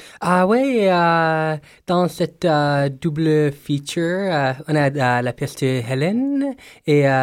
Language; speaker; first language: French; non-native, local second language; English